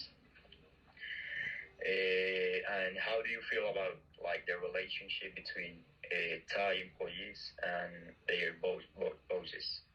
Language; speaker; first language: English; non-native, fluent; Spanish